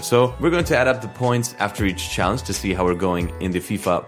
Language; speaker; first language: English; non-native, fluent; Spanish